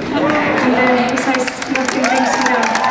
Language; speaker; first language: German; non-native, fluent; Icelandic